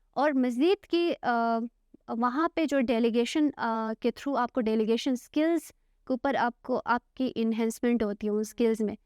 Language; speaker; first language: Urdu; non-native, local second language; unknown